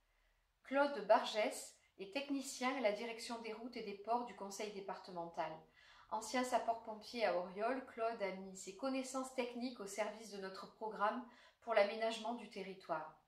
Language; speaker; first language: French; native; French